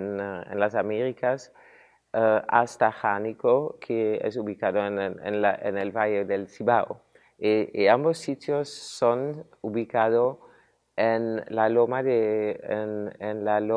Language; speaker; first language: Spanish; non-native, fluent; Dutch